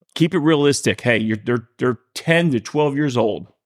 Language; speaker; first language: English; native; English